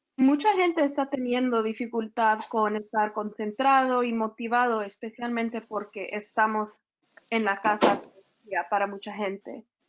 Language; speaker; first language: Spanish; early bilingual, heritage; Spanish